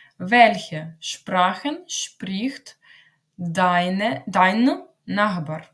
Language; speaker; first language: German; non-native, fluent; Ukrainian